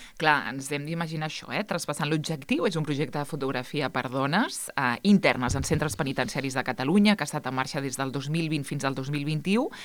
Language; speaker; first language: Catalan; native; Catalan